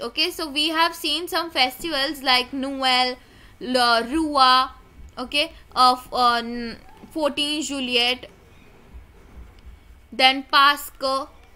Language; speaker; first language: English; non-native, local second language; Hindi